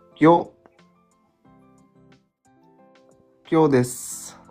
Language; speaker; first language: Japanese; non-native, learner; Filipino